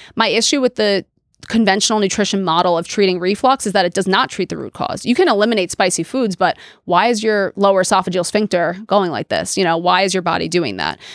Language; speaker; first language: English; native; English